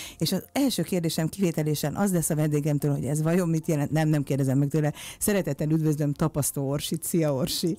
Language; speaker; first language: Hungarian; native; Hungarian